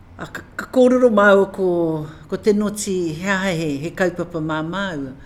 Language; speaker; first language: Māori; native; Māori